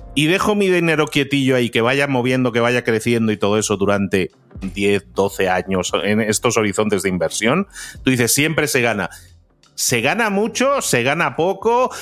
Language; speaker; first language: Spanish; native; Spanish